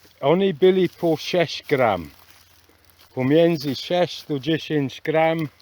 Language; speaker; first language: Polish; non-native, learner; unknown